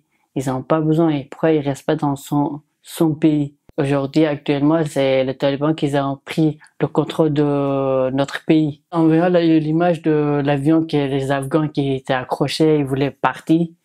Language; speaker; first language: French; non-native, learner; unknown